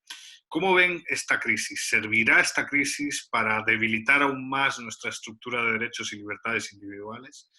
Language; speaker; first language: Spanish; native; Spanish